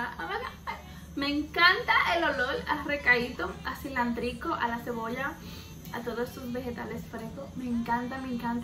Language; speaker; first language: Spanish; early bilingual, heritage; Spanish